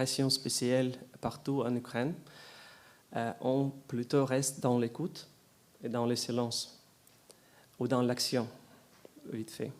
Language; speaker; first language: French; non-native, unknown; Ukrainian